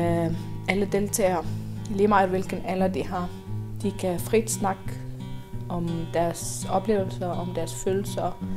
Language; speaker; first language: Danish; non-native, fluent; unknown